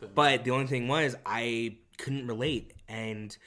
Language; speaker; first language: English; non-native, fluent; Korean